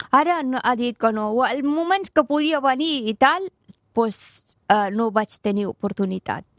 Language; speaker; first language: Catalan; non-native, fluent; Persian